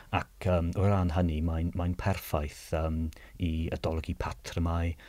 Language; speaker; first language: Welsh; non-native, fluent; English